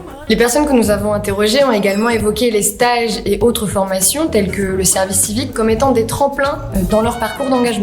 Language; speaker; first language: French; native; French